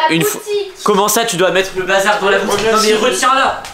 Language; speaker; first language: French; native; French